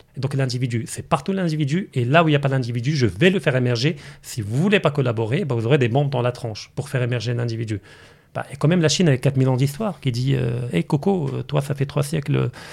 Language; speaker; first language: French; non-native, local second language; Arabic